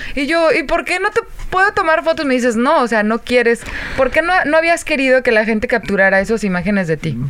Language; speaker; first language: Spanish; native; Spanish